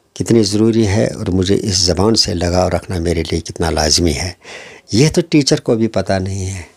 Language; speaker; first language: Hindi; non-native, local second language; Kashmiri